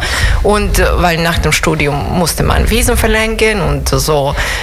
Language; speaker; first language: German; non-native, fluent; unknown